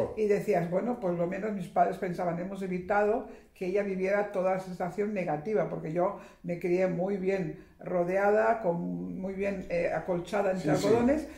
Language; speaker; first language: Spanish; early bilingual, heritage; Spanish